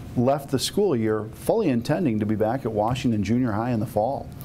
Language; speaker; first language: English; native; English